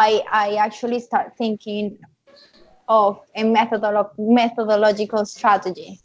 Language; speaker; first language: English; non-native, fluent; Spanish